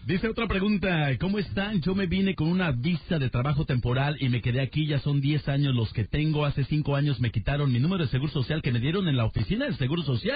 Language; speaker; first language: Spanish; native; Spanish